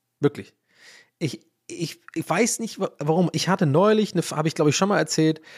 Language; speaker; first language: German; early bilingual, other home language; English